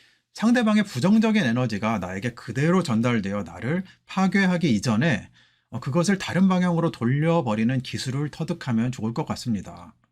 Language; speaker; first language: Korean; native; Korean